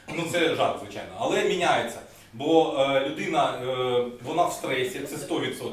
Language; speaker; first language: Ukrainian; non-native, local second language; Russian